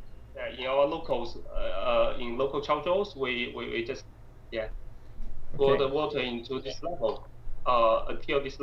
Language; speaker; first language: English; non-native, learner; Chinese